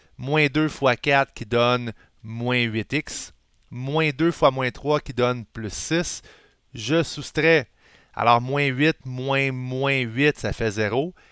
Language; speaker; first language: French; native; French